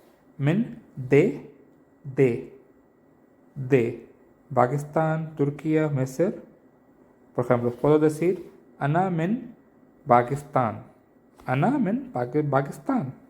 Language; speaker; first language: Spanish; non-native, learner; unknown